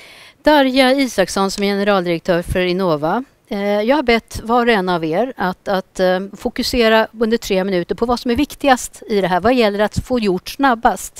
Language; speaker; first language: Swedish; native; Swedish